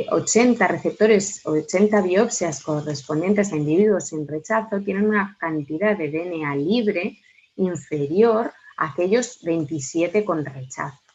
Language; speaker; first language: Spanish; native; Spanish